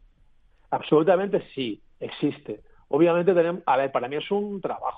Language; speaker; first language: Spanish; native; Spanish